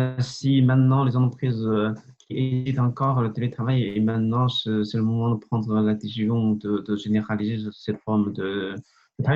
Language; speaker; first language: French; non-native, fluent; Chinese